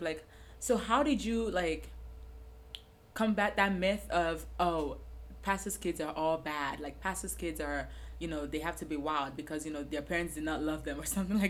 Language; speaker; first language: English; non-native, local second language; Yoruba